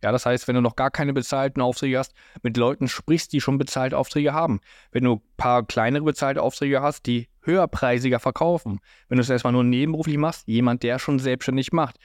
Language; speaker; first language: German; native; German